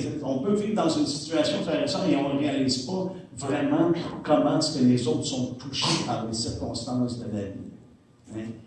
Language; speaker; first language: French; native; French